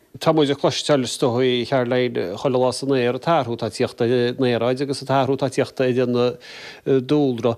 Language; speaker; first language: Irish; native; Irish